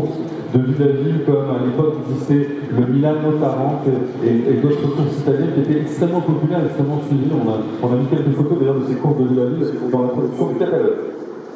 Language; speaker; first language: French; native; French